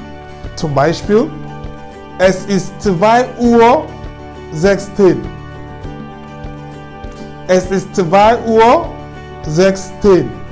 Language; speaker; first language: German; non-native, fluent; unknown